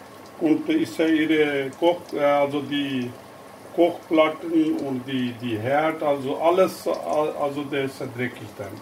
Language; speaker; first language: German; non-native, learner; Urdu